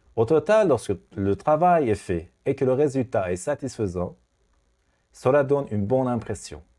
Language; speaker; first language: French; non-native, fluent; Persian